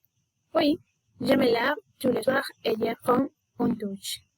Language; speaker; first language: French; non-native, learner; Spanish